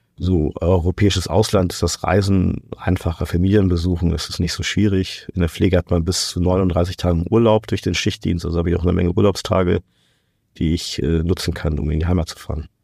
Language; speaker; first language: German; non-native, fluent; Portuguese